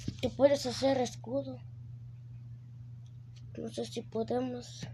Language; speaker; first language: Spanish; early bilingual, heritage; Spanish